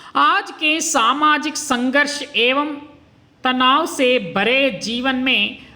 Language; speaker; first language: Hindi; non-native, local second language; Kannada